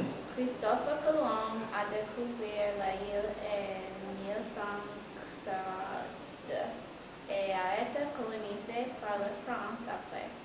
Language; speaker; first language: French; non-native, learner; Spanish